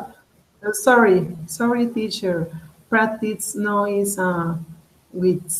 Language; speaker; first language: English; non-native, learner; Spanish